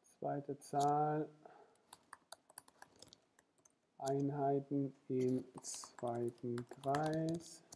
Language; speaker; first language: German; non-native, fluent; Spanish